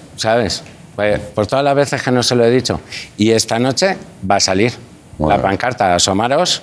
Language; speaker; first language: Spanish; native; Spanish